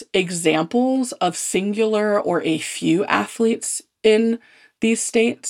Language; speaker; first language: English; native; English